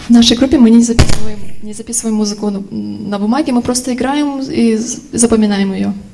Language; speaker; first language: Russian; native; Russian